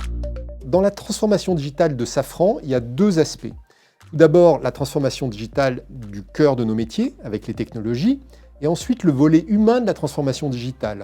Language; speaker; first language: French; native; French